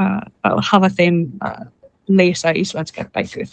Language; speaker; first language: Icelandic; non-native, learner; English